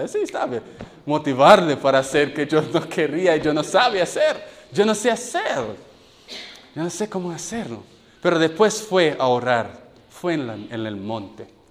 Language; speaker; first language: Spanish; non-native, learner; English